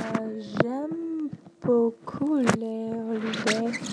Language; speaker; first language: French; non-native, learner; English